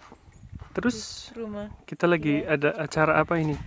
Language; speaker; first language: Indonesian; native; Indonesian